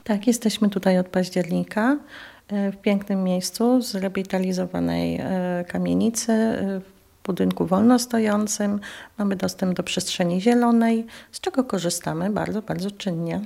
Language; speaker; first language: Polish; native; Polish